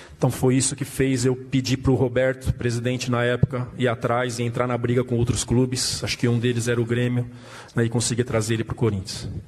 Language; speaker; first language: Portuguese; native; Portuguese